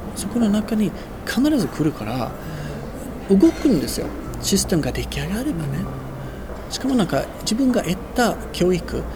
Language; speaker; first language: Japanese; non-native, fluent; Swedish